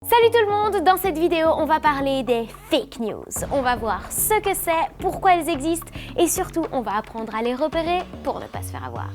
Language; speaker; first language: French; native; French